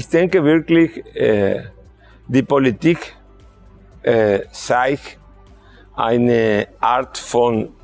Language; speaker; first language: German; non-native, fluent; Spanish